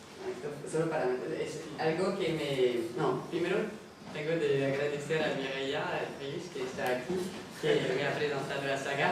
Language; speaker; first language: Spanish; non-native, fluent; French